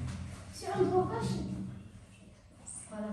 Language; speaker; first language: French; non-native, learner; Arabic